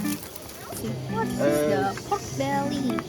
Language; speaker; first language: English; non-native, local second language; Malay